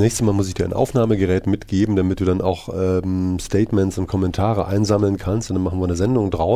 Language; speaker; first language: German; native; German